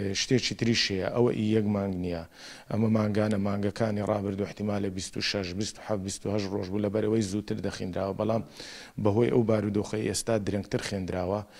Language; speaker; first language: Central Kurdish; native; Central Kurdish